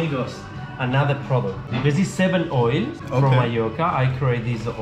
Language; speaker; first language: English; non-native, learner; Spanish